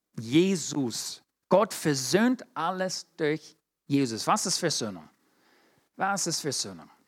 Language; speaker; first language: German; non-native, fluent; English